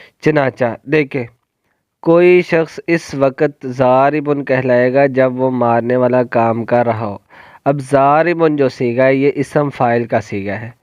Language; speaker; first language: Urdu; non-native, local second language; Punjabi